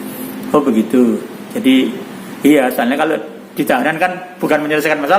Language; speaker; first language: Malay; non-native, local second language; Javanese